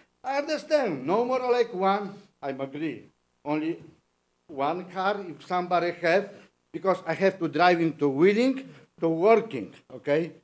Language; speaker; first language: English; non-native, learner; Polish